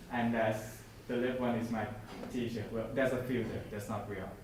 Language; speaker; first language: English; non-native, learner; Thai